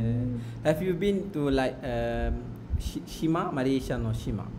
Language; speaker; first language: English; non-native, local second language; Malay